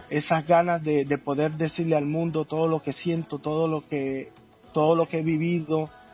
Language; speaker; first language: Spanish; native; Spanish